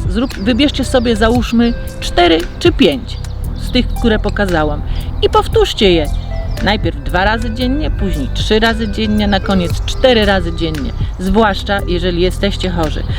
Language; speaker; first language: Polish; native; Polish